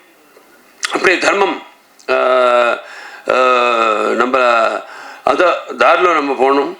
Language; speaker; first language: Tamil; non-native, learner; Telugu